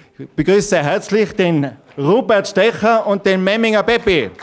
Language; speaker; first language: German; native; German